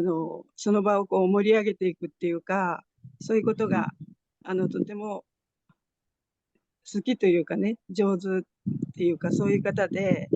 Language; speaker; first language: Japanese; native; Japanese